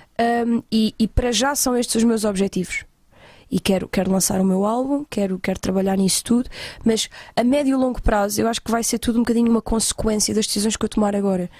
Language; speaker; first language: Portuguese; native; Portuguese